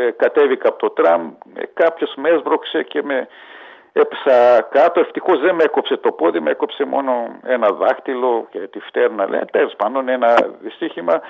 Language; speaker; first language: Greek; early bilingual, heritage; Greek